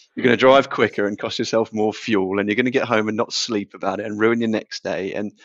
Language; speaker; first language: English; native; English